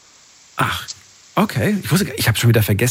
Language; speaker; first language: German; native; German